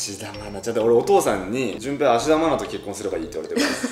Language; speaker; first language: Japanese; native; Japanese